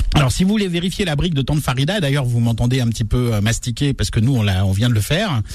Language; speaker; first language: French; native; French